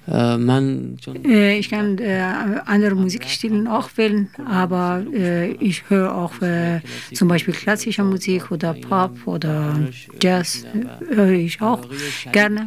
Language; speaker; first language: German; non-native, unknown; Persian